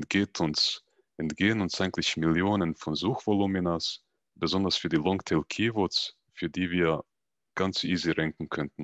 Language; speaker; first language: German; native; German